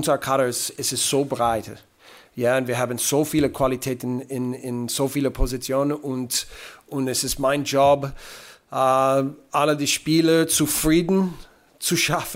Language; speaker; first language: German; non-native, learner; English